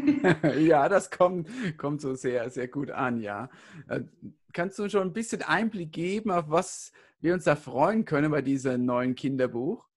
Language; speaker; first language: German; native; German